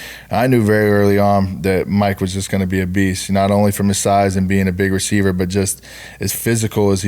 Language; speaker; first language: English; native; English